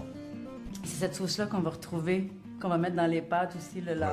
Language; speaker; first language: French; native; French